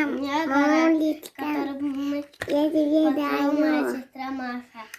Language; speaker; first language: Russian; early bilingual, other home language; Tajik